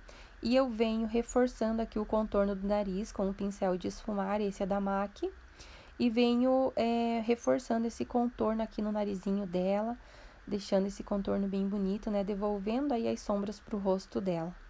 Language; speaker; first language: Portuguese; native; Portuguese